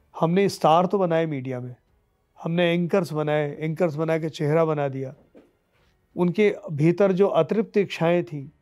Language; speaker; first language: Hindi; native; Hindi